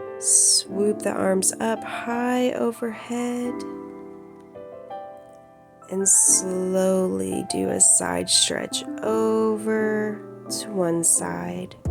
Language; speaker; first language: English; native; English